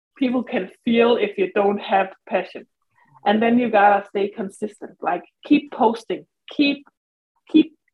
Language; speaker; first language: English; non-native, fluent; Danish